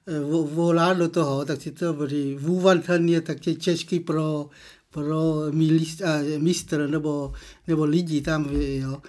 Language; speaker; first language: Czech; non-native, learner; Vietnamese